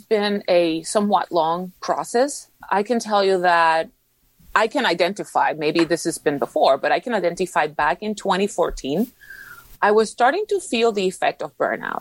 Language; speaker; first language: English; non-native, fluent; Spanish